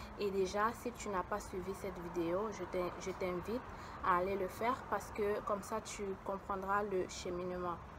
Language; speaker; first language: French; native; French